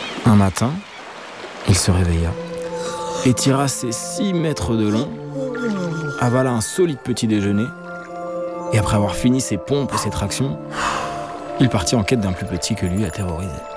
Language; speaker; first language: French; native; French